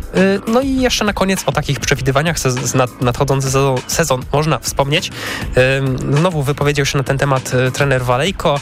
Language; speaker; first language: Polish; native; Polish